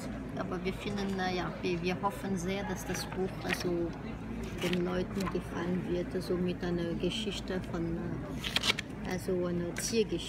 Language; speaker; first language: German; non-native, fluent; French